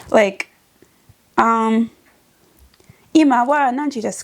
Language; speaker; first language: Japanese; non-native, learner; English